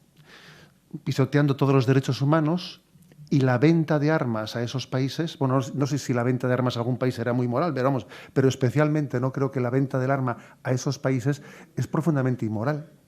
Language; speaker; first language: Spanish; native; Spanish